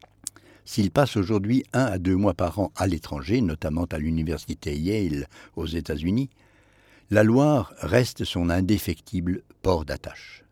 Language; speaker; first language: French; native; French